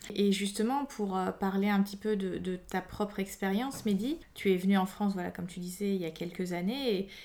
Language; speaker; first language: French; native; French